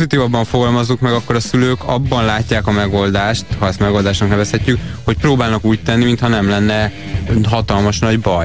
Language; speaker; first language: Hungarian; native; Hungarian